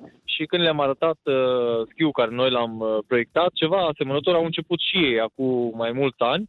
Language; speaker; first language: Romanian; native; Romanian